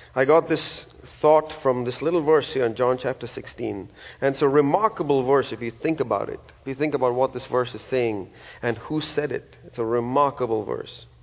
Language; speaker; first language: English; non-native, local second language; Malayalam